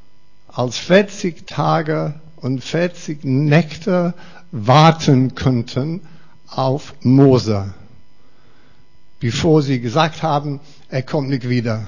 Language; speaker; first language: German; non-native, fluent; English